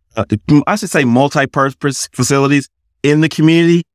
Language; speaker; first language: English; native; English